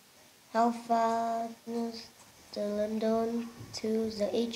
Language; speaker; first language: English; non-native, learner; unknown